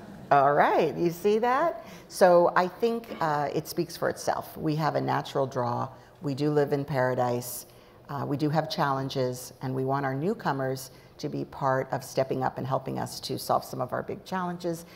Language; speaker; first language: English; native; English